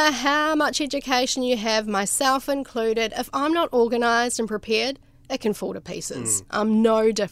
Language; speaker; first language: English; native; English